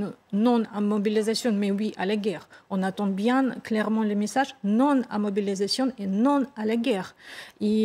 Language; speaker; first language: French; non-native, fluent; Russian